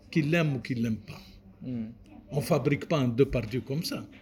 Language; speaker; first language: French; non-native, local second language; Arabic